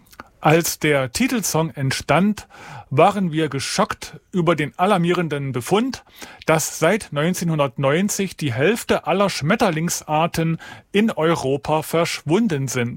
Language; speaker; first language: German; native; German